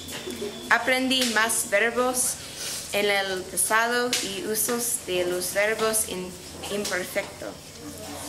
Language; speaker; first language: Spanish; non-native, learner; English